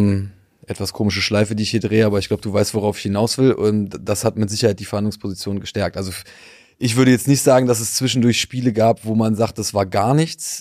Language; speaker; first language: German; native; German